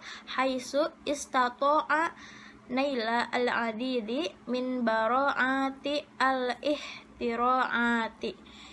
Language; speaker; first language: Arabic; non-native, learner; Indonesian